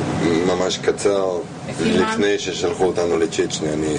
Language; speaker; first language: Hebrew; non-native, fluent; Russian